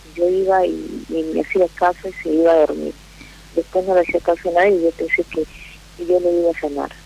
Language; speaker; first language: Spanish; native; Spanish